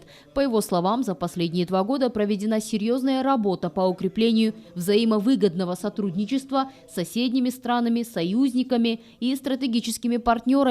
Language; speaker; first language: Russian; native; Russian